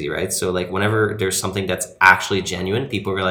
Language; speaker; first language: English; early bilingual, other home language; French